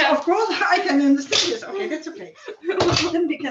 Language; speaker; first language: English; non-native, learner; Dutch